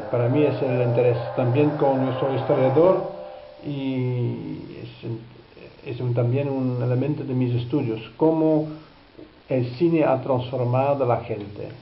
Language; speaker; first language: Spanish; non-native, fluent; Dutch